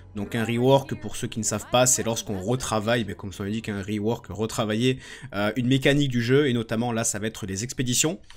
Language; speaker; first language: French; native; French